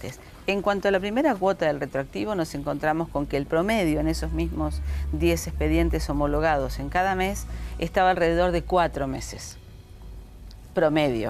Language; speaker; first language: Spanish; native; Spanish